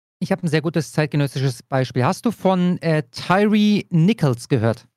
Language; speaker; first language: German; native; German